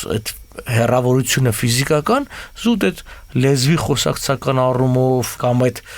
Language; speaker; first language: Armenian; native; Armenian